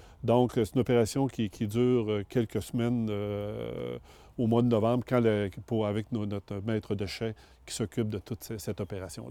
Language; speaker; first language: French; native; French